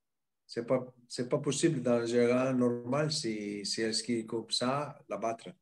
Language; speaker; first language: French; non-native, fluent; Italian